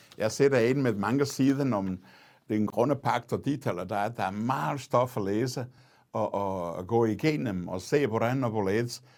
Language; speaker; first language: Danish; non-native, fluent; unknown